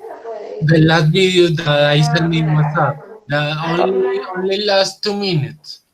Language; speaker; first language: English; non-native, learner; Spanish